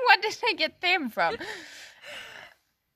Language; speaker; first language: English; non-native, fluent; Swedish